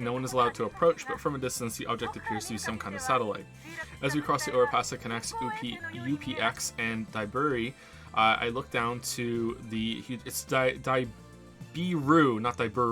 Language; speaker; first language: English; native; English